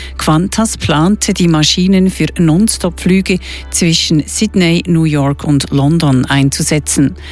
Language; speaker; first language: German; native; German